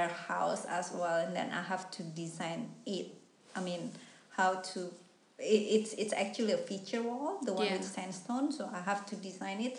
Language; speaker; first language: English; non-native, fluent; Indonesian